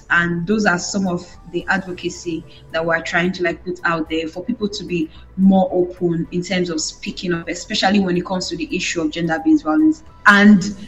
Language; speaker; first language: English; non-native, local second language; Bini